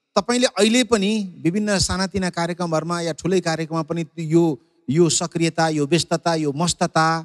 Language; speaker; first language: Nepali; native; Nepali